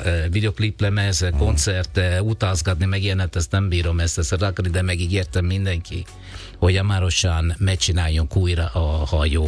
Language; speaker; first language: Hungarian; non-native, fluent; Italian